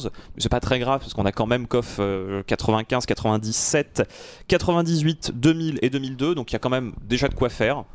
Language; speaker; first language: French; native; French